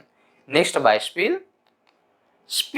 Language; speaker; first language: German; non-native, learner; Bangla